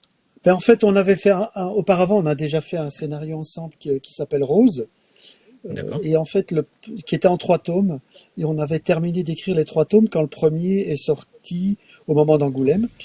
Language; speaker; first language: French; native; French